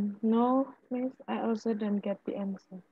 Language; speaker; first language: English; non-native, fluent; Indonesian